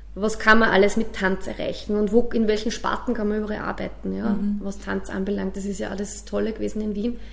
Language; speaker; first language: German; native; German